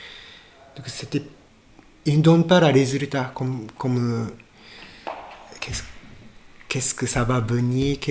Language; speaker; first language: French; non-native, fluent; Japanese